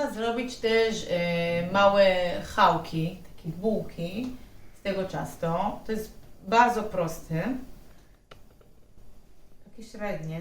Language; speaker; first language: Polish; non-native, learner; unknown